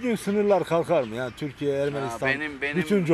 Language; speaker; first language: Turkish; native; Turkish